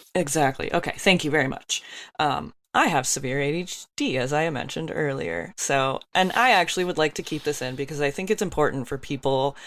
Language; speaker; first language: English; early bilingual, other home language; Yoruba